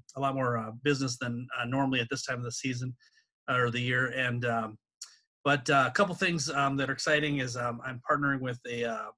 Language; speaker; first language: English; native; English